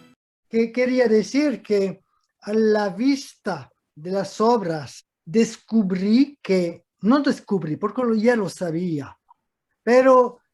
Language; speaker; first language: Spanish; non-native, fluent; French